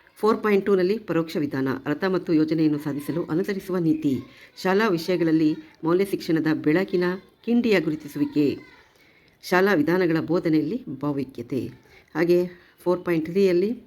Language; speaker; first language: Kannada; native; Kannada